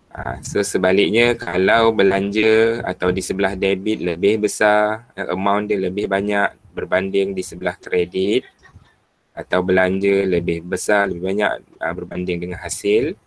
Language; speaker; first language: Malay; native; Malay